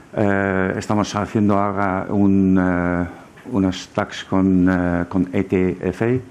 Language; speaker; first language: Spanish; non-native, fluent; German